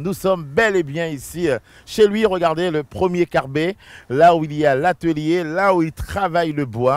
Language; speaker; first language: French; native; French